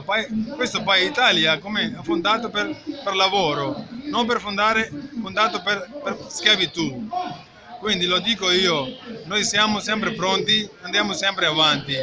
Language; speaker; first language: Italian; non-native, learner; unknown